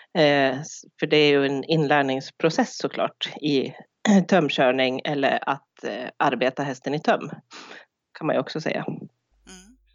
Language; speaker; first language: Swedish; native; Swedish